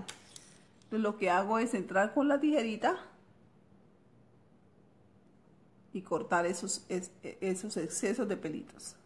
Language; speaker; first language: Spanish; native; Spanish